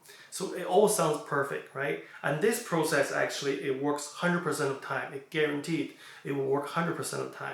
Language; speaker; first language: English; non-native, fluent; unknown